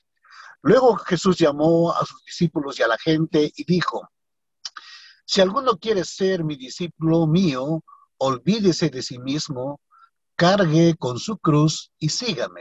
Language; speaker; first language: Spanish; native; Spanish